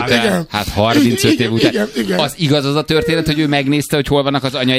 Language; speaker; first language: Hungarian; native; Hungarian